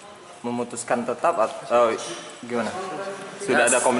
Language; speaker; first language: Indonesian; native; Indonesian